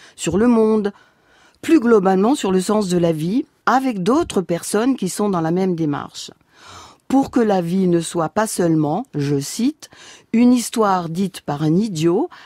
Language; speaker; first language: French; native; French